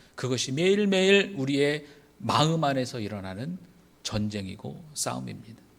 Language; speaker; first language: Korean; native; Korean